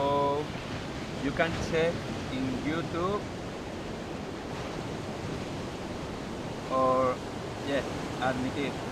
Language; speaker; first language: English; non-native, fluent; Spanish